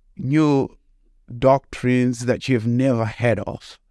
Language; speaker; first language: English; non-native, local second language; Shona